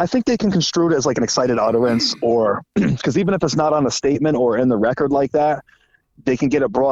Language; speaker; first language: English; native; English